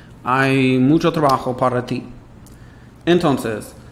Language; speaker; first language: Spanish; non-native, fluent; English